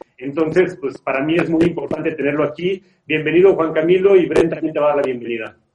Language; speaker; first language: Spanish; native; Spanish